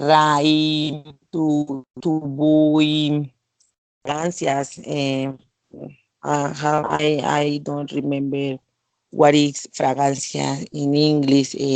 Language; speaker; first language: English; non-native, learner; Spanish